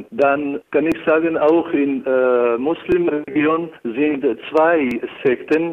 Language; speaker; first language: German; non-native, learner; Albanian